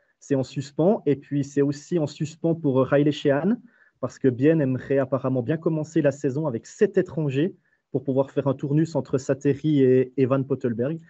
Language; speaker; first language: French; native; French